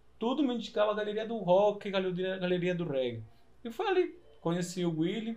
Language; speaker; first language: Portuguese; non-native, fluent; Spanish